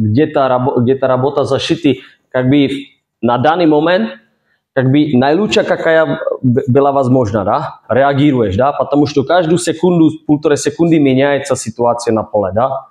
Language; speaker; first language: Russian; non-native, fluent; Czech